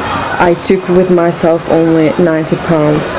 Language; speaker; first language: English; non-native, learner; Czech